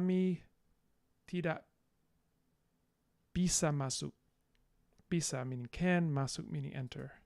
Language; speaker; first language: Indonesian; non-native, learner; English